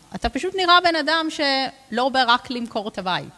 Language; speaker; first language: Hebrew; non-native, fluent; English